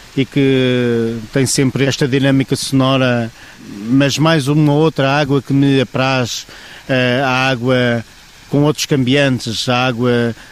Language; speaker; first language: Portuguese; native; Portuguese